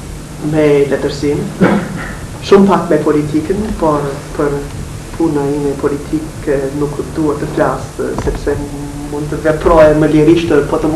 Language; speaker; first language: Albanian; non-native, fluent; English